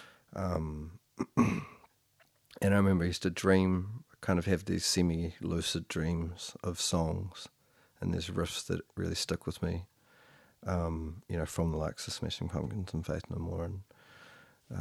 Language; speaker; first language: English; native; English